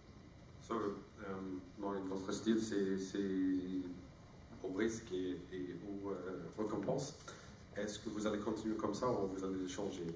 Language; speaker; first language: French; non-native, fluent; English